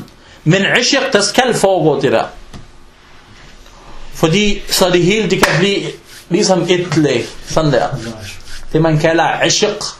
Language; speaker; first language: Danish; non-native, fluent; Arabic